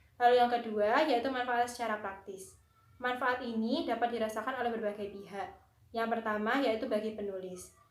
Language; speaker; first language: Indonesian; native; Indonesian